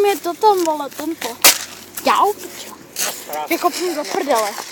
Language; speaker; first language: Czech; native; Czech